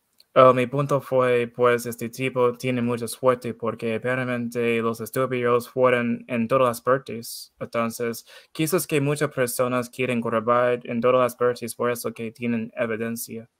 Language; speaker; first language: Spanish; non-native, learner; English